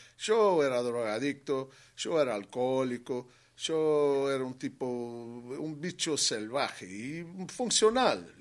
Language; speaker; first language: Spanish; non-native, fluent; English